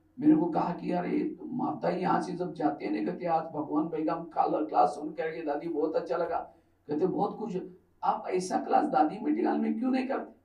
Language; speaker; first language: Hindi; non-native, local second language; Marathi